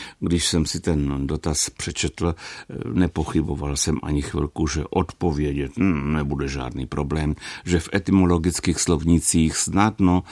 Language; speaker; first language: Czech; native; Czech